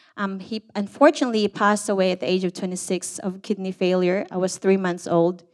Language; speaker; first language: English; non-native, local second language; Cebuano